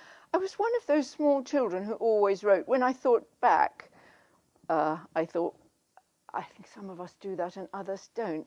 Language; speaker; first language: English; native; English